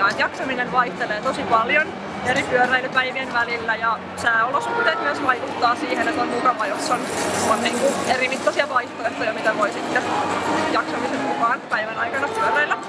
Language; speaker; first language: Finnish; native; Finnish